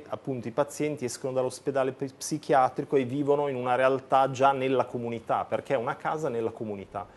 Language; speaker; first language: Italian; native; Italian